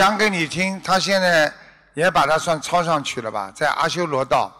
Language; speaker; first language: Chinese; native; Chinese